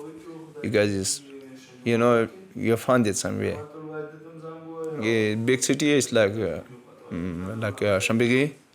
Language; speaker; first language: English; non-native, learner; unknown